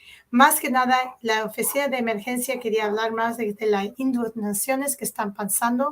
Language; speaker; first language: Spanish; early bilingual, heritage; Spanish